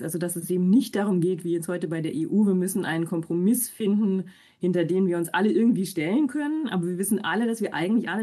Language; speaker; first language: German; native; German